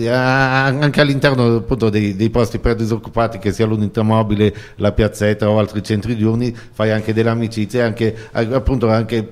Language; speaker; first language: Italian; native; Italian